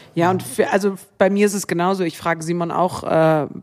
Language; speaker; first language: German; native; German